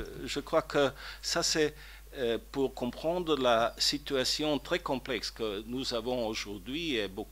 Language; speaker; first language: French; non-native, fluent; Croatian